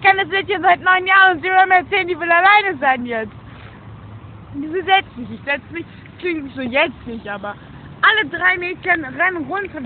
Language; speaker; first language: German; early bilingual, other home language; Turkish